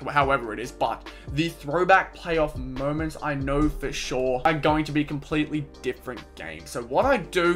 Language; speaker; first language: English; native; English